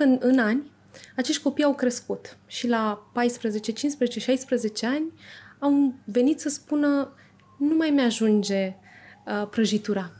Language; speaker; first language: Romanian; native; Romanian